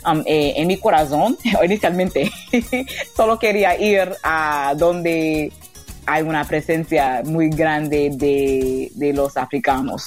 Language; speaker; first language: Spanish; non-native, learner; English